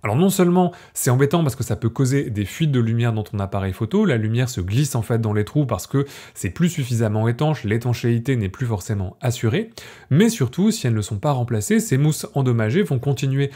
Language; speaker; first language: French; native; French